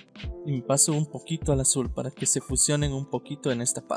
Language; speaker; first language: Spanish; native; Spanish